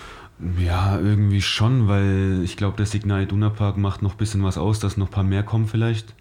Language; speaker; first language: German; native; German